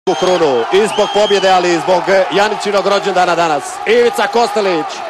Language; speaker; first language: Serbian; native; Serbian